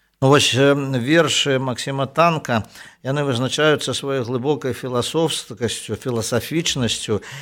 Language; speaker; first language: Belarusian; native; Belarusian